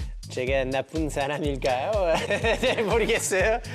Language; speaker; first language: Korean; non-native, fluent; English